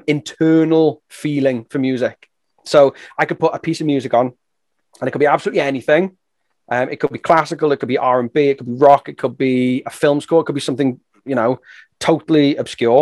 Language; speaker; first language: English; native; English